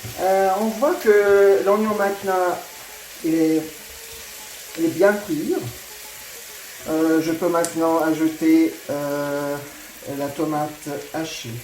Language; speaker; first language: French; non-native, fluent; Arabic